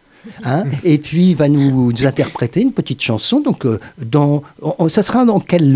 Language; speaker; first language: French; native; French